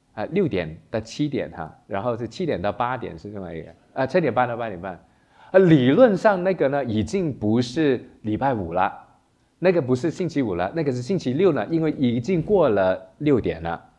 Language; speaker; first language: Chinese; non-native, local second language; Cantonese